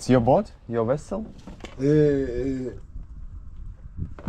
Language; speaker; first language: English; non-native, learner; Russian